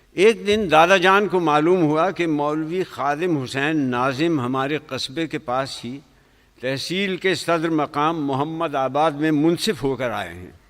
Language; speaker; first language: Urdu; native; Urdu